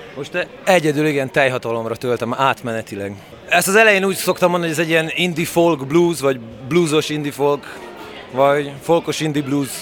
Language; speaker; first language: Hungarian; native; Hungarian